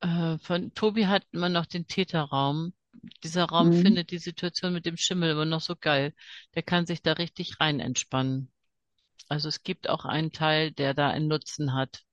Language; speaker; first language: German; native; German